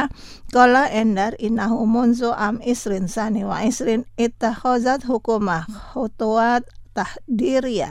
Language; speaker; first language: Arabic; non-native, fluent; Indonesian